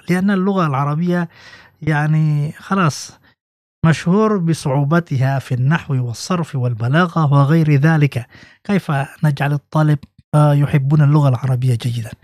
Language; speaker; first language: Arabic; non-native, fluent; Indonesian